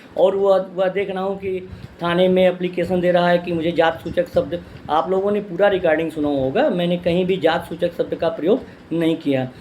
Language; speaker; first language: Hindi; native; Hindi